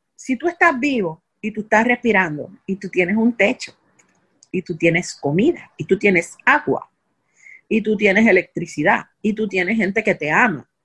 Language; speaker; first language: Spanish; native; Spanish